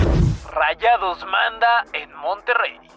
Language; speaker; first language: Spanish; native; Spanish